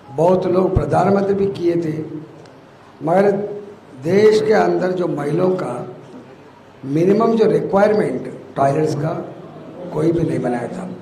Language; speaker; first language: Hindi; non-native, local second language; Telugu